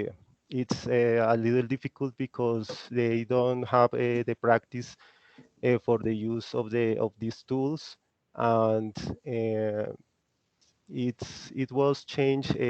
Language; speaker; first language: English; non-native, learner; Spanish